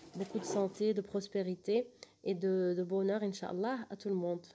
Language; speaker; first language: French; non-native, local second language; Arabic